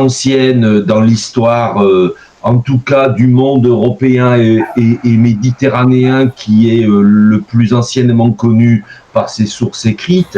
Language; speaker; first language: French; native; French